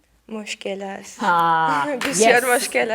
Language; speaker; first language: Persian; non-native, learner; Russian